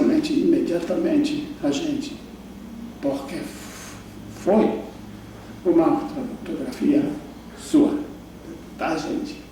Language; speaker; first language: Portuguese; non-native, fluent; English